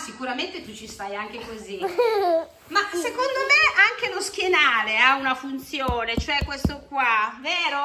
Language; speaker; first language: Italian; native; Italian